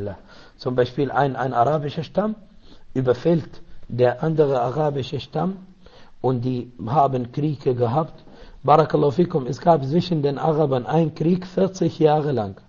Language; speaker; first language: German; non-native, learner; Arabic